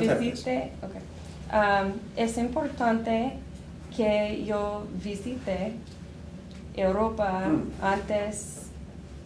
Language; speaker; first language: Spanish; non-native, learner; English